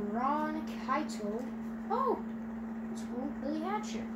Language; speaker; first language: English; native; English